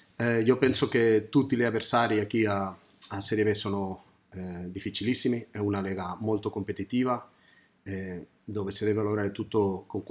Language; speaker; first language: Italian; non-native, fluent; Spanish